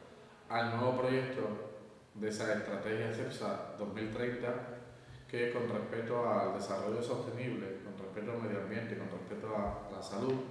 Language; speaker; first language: Spanish; native; Spanish